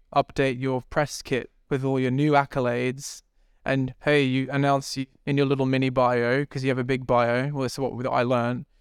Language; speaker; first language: English; native; English